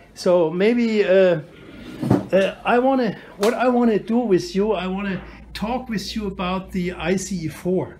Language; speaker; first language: English; non-native, fluent; German